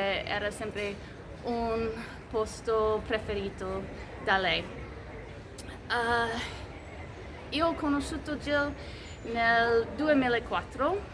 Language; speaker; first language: Italian; non-native, fluent; English